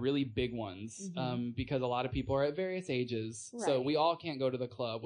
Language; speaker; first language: English; native; English